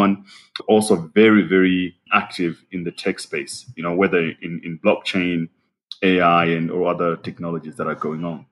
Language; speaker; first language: English; non-native, local second language; Nyanja